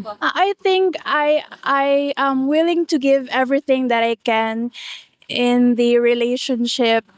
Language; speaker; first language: English; non-native, local second language; Bikol